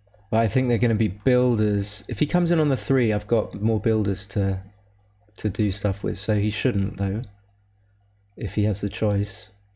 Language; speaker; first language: English; native; English